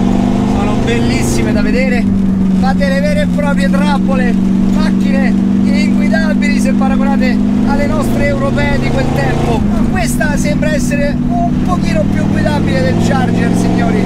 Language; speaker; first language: Italian; native; Italian